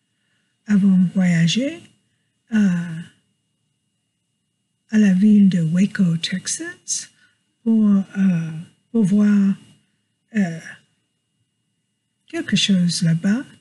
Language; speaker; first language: French; non-native, learner; English